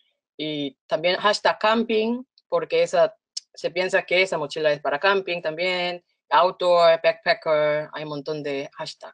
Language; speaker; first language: Spanish; non-native, fluent; Korean